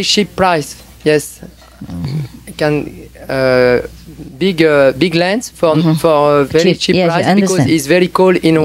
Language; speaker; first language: English; non-native, learner; French